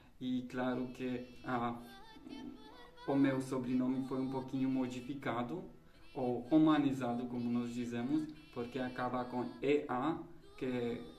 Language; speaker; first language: Portuguese; non-native, fluent; Romanian